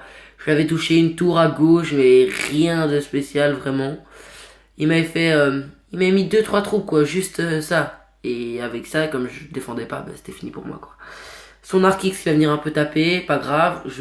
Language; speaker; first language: French; native; French